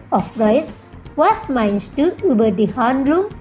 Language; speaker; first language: German; non-native, fluent; Indonesian